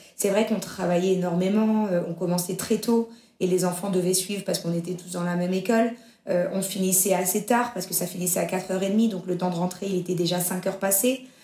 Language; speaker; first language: French; native; French